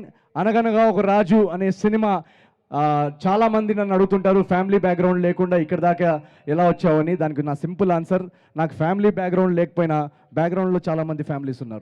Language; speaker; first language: Telugu; native; Telugu